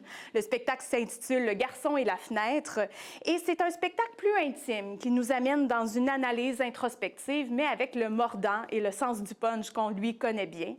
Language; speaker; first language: French; native; French